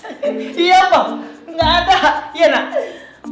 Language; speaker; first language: Indonesian; native; Indonesian